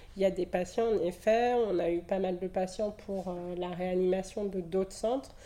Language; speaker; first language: French; native; French